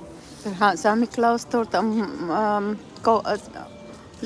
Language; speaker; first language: German; non-native, learner; Cebuano